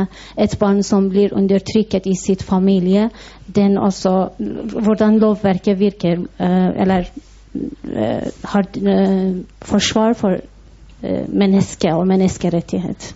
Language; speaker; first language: Norwegian; non-native, fluent; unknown